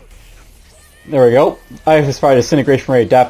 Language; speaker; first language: English; native; English